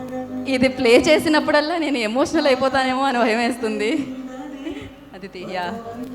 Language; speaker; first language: Telugu; native; Telugu